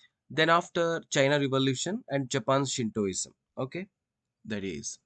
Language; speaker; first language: English; non-native, local second language; Telugu